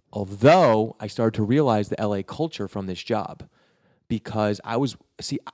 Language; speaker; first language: English; native; English